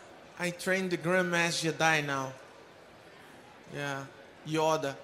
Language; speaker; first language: English; non-native, learner; Portuguese